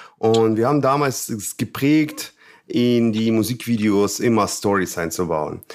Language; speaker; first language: German; non-native, fluent; Russian